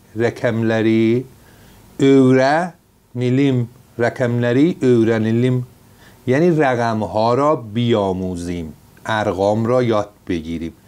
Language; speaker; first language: Persian; non-native, local second language; Azerbaijani